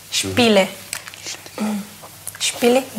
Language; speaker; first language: German; non-native, learner; Russian